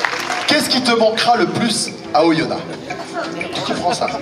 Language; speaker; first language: French; native; French